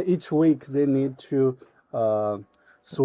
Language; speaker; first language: English; non-native, learner; Chinese